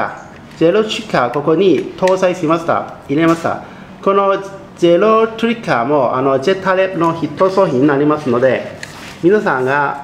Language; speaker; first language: Japanese; non-native, fluent; Chinese